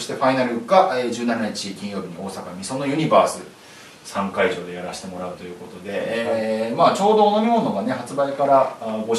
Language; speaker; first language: Japanese; native; Japanese